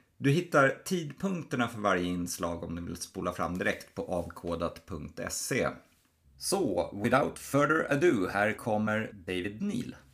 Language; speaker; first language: Swedish; native; Swedish